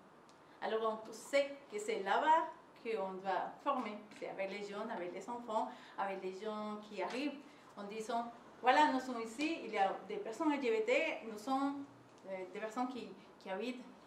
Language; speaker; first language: French; non-native, learner; Spanish